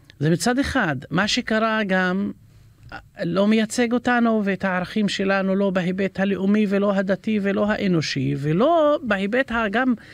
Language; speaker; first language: Hebrew; non-native, local second language; Arabic